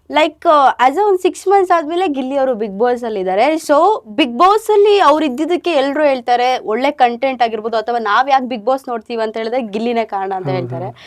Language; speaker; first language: Kannada; native; Kannada